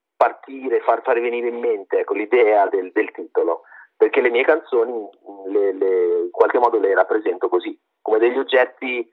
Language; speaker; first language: Italian; native; Italian